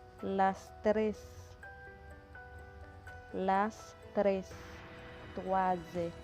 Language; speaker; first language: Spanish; non-native, fluent; Haitian Creole